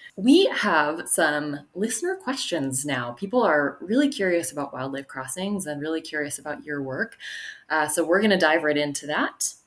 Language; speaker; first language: English; native; English